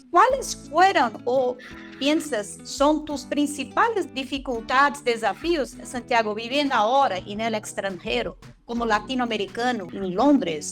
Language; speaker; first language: Spanish; non-native, fluent; Portuguese